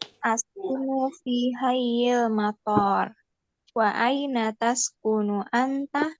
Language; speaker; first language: Arabic; non-native, learner; Indonesian